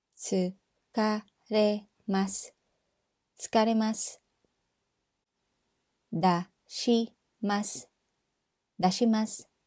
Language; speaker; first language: Japanese; non-native, fluent; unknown